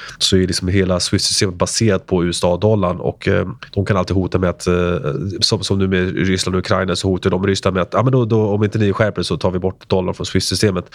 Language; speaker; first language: Swedish; early bilingual, other home language; Spanish